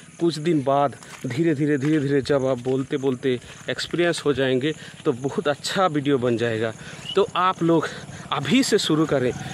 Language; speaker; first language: Hindi; non-native, local second language; Bangla